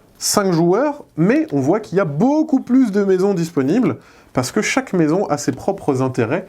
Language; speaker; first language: French; native; French